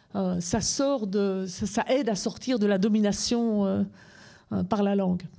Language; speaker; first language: French; native; French